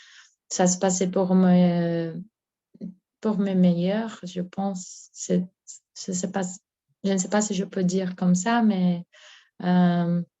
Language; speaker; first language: French; non-native, learner; Portuguese